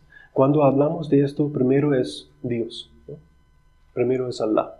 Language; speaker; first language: Spanish; non-native, fluent; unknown